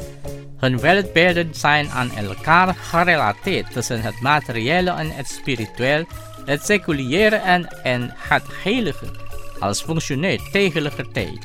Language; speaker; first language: Dutch; non-native, fluent; Indonesian